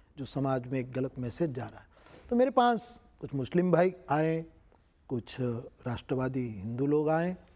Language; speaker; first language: Hindi; non-native, local second language; Gujarati